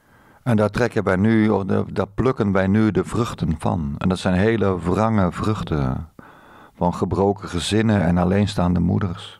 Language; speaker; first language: Dutch; native; Dutch